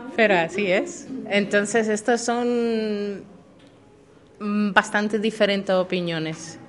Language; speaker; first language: Spanish; non-native, fluent; Dutch